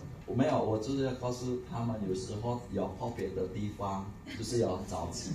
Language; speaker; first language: Chinese; non-native, fluent; Indonesian